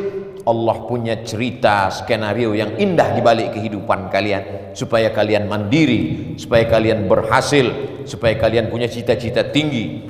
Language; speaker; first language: Indonesian; non-native, local second language; Malay